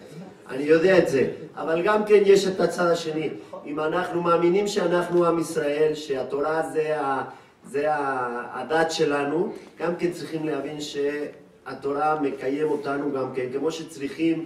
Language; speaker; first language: Hebrew; non-native, fluent; Spanish